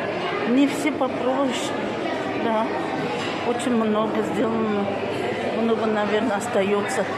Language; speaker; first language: Russian; non-native, local second language; Tatar